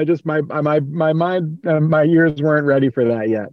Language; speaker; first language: English; native; English